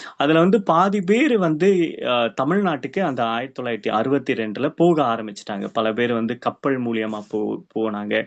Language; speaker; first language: Tamil; early bilingual, heritage; Tamil